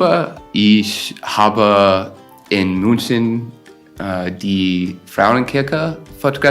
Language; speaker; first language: German; non-native, learner; English